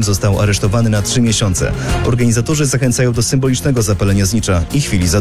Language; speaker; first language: Polish; native; Polish